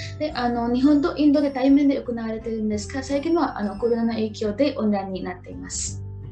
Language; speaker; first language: Japanese; non-native, fluent; Marathi